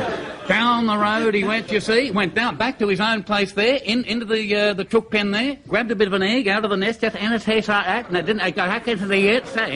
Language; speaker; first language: English; native; English